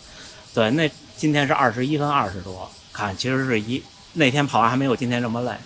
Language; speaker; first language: Chinese; native; Chinese